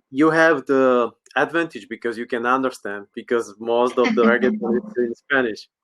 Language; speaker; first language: English; non-native, learner; Slovak